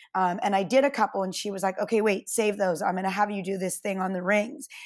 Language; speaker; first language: English; native; English